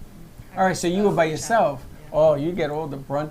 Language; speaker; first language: English; native; English